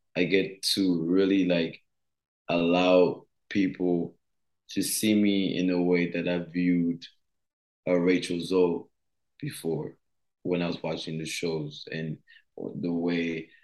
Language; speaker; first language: English; early bilingual, other home language; French